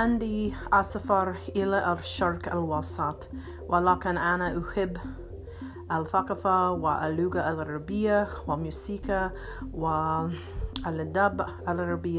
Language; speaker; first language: Arabic; non-native, learner; English